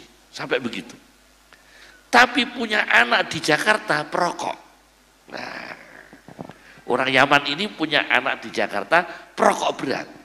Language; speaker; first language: Indonesian; native; Indonesian